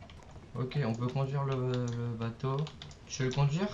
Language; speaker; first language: French; native; French